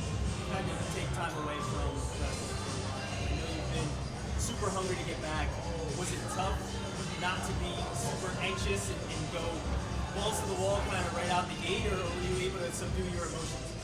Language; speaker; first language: English; native; English